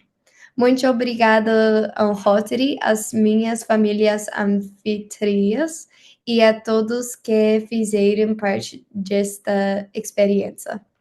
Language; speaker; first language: Portuguese; non-native, learner; English